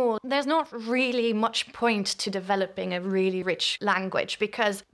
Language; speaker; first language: English; non-native, fluent; Luxembourgish